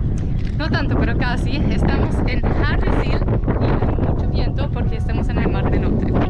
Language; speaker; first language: Spanish; non-native, fluent; German